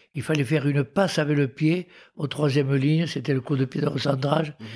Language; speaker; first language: French; native; French